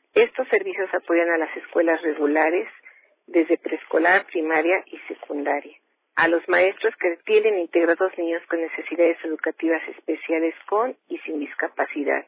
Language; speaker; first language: Spanish; native; Spanish